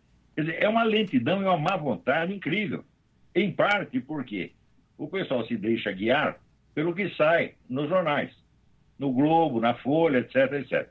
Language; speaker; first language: Portuguese; native; Portuguese